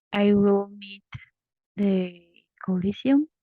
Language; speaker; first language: English; non-native, learner; Spanish